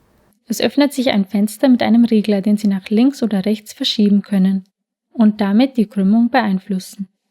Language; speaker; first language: German; native; German